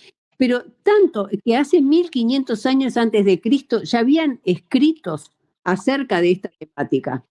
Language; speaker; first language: Spanish; native; Spanish